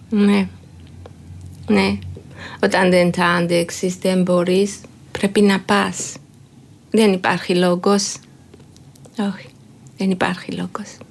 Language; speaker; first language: Greek; non-native, learner; Georgian